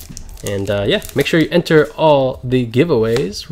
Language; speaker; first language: English; native; English